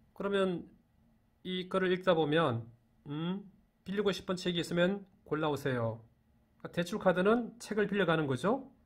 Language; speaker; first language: Korean; native; Korean